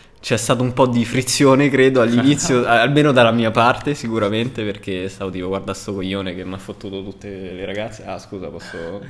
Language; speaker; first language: Italian; early bilingual, other home language; English